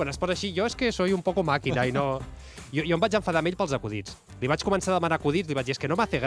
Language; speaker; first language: Catalan; native; Catalan